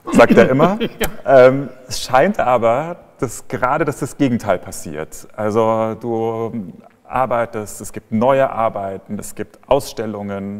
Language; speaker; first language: German; native; German